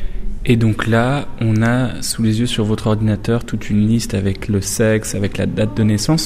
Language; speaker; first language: French; native; French